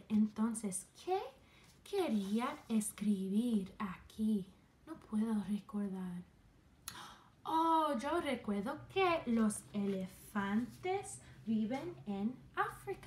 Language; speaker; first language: Spanish; non-native, fluent; English